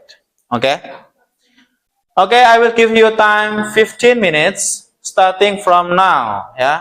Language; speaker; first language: English; non-native, learner; Indonesian